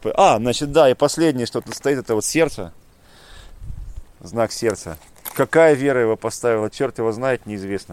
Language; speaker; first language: Russian; native; Russian